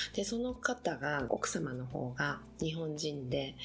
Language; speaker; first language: Japanese; native; Japanese